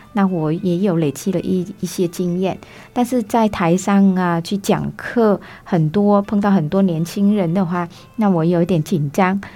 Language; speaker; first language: Chinese; non-native, fluent; Vietnamese